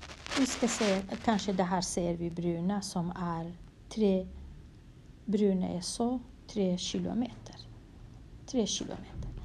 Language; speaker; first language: Swedish; non-native, fluent; Kurdish